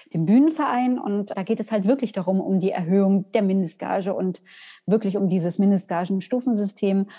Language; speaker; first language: German; native; German